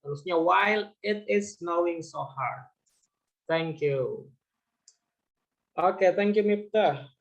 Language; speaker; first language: English; non-native, fluent; Indonesian